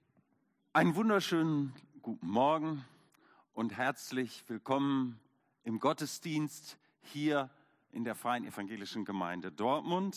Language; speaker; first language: German; native; German